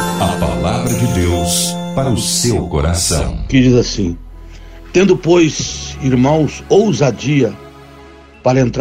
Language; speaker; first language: Portuguese; native; Portuguese